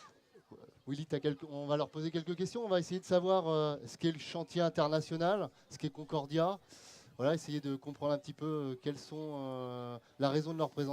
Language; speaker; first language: French; native; French